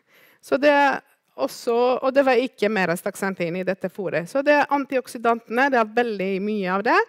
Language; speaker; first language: Norwegian; non-native, fluent; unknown